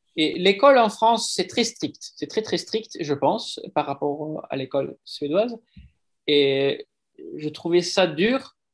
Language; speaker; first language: French; non-native, fluent; Swedish